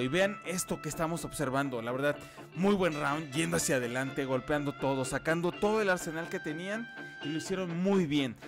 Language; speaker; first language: Spanish; native; Spanish